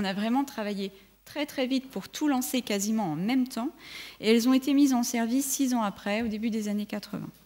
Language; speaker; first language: French; native; French